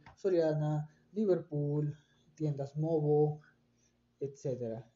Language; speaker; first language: Spanish; native; Spanish